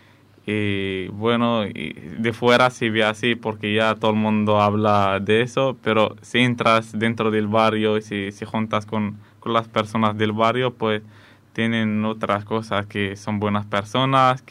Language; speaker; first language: Spanish; non-native, fluent; Arabic